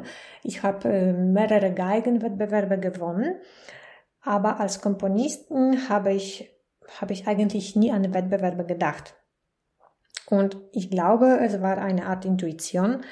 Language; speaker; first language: German; non-native, fluent; Polish